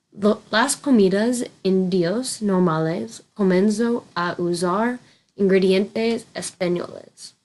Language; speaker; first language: Spanish; non-native, learner; English